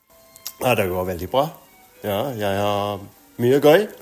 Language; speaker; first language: Norwegian; non-native, learner; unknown